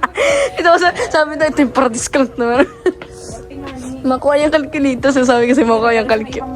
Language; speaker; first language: Filipino; native; Filipino